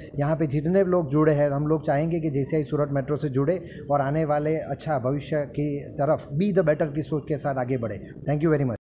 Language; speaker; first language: Hindi; non-native, local second language; Gujarati